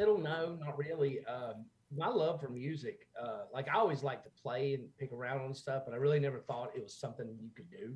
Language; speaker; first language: English; native; English